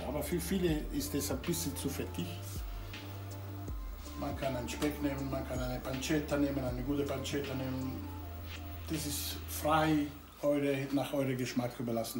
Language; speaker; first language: German; non-native, fluent; Italian